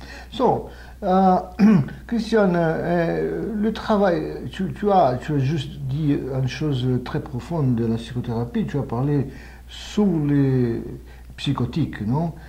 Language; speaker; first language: French; non-native, fluent; Portuguese